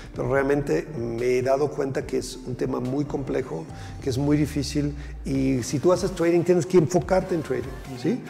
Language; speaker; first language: Spanish; non-native, fluent; German